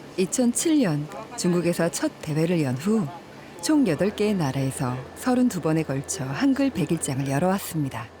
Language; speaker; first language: Korean; native; Korean